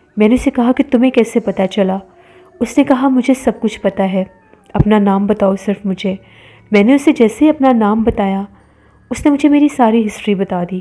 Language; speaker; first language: Urdu; native; Urdu